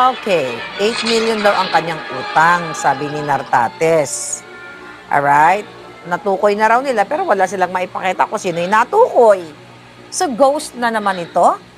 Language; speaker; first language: Filipino; non-native, local second language; Cebuano